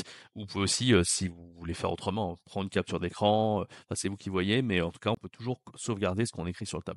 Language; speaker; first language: French; native; French